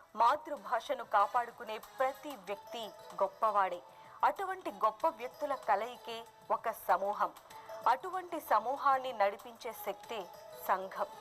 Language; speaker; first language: Telugu; early bilingual, heritage; Telugu